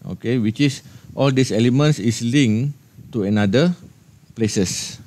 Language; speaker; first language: English; non-native, local second language; Malay